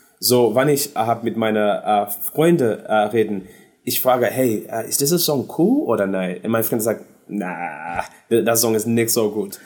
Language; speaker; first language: German; non-native, learner; English